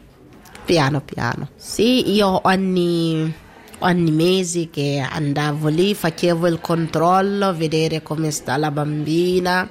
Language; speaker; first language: Italian; non-native, learner; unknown